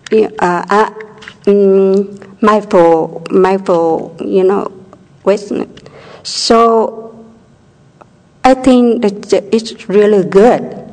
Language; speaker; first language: English; non-native, learner; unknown